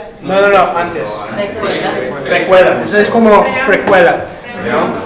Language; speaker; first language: Spanish; non-native, fluent; English